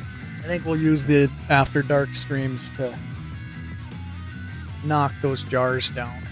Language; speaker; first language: English; native; English